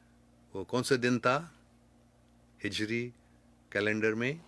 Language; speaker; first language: Hindi; non-native, fluent; English